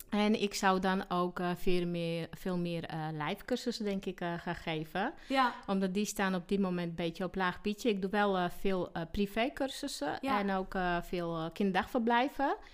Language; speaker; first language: Dutch; non-native, fluent; Slovak